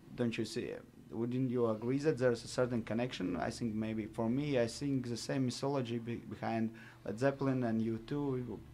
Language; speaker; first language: English; non-native, fluent; Latvian